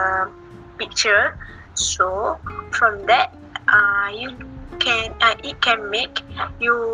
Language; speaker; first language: English; non-native, learner; Malay